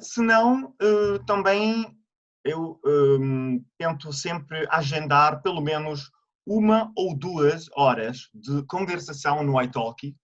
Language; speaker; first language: Portuguese; non-native, fluent; Italian